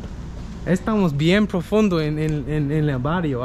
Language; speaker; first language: Spanish; non-native, fluent; English